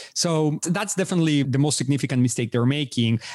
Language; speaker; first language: English; non-native, fluent; Spanish